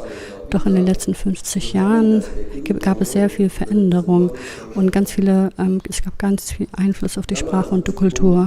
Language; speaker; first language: German; non-native, fluent; Kurdish